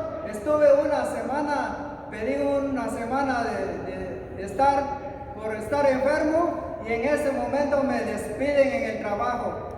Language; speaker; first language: Spanish; non-native, local second language; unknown